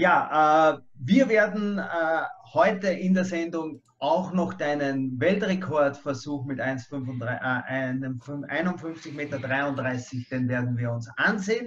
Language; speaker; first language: German; native; German